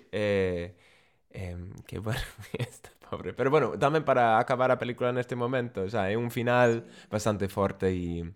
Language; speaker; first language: Galician; non-native, fluent; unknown